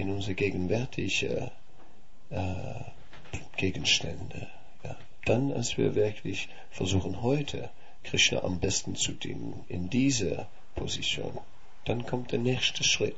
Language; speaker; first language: German; non-native, fluent; Dutch